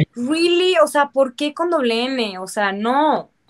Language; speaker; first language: Spanish; native; Spanish